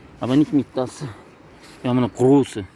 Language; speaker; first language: German; non-native, learner; Turkish